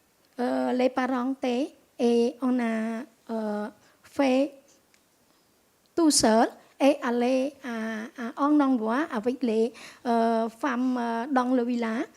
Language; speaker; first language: French; non-native, local second language; Khmer